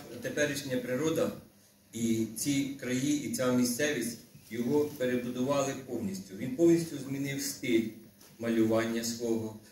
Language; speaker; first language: Ukrainian; native; Ukrainian